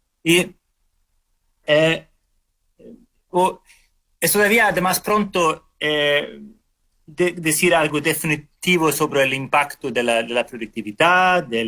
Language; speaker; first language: Spanish; non-native, fluent; Swedish